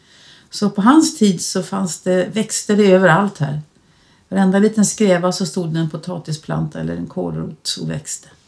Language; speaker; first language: Swedish; native; Swedish